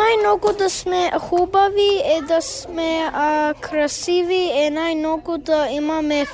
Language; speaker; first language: Bulgarian; early bilingual, heritage; Bulgarian